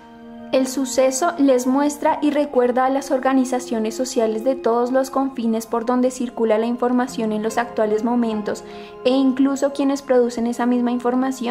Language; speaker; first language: Spanish; native; Spanish